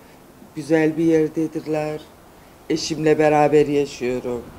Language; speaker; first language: Turkish; non-native, local second language; Kurdish